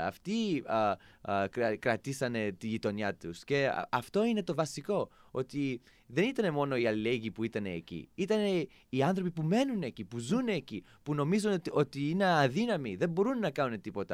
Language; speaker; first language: Greek; non-native, fluent; English